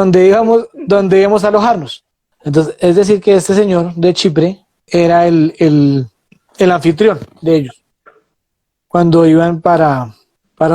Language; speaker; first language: Spanish; native; Spanish